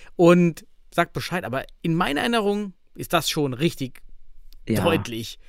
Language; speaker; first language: German; native; German